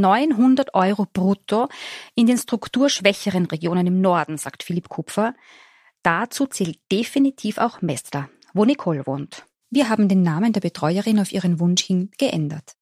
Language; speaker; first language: German; native; German